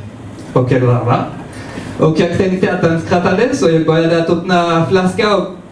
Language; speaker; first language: Swedish; non-native, fluent; French